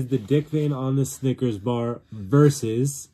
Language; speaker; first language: English; native; English